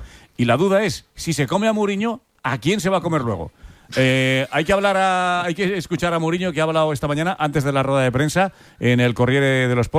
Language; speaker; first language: Spanish; native; Spanish